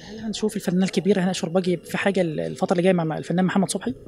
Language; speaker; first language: Arabic; native; Arabic